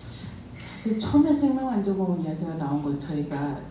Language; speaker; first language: Korean; native; Korean